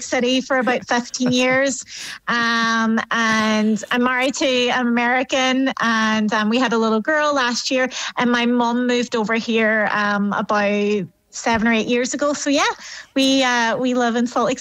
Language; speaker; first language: English; native; English